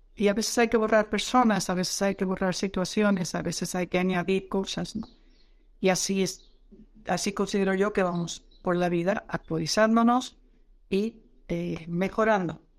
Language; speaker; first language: Spanish; non-native, fluent; Dutch